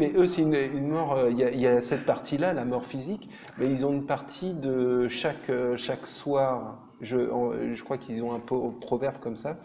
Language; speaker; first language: French; native; French